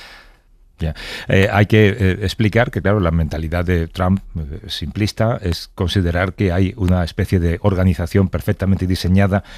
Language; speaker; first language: Spanish; native; Spanish